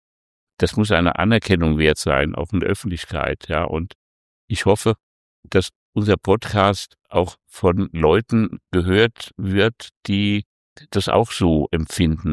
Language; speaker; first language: German; native; German